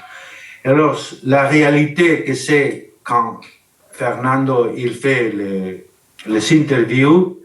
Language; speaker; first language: French; non-native, learner; Spanish